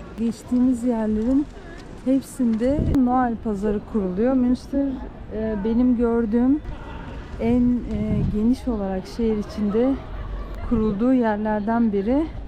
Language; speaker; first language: Turkish; native; Turkish